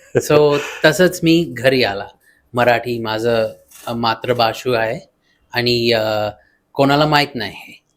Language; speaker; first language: Marathi; early bilingual, heritage; Marathi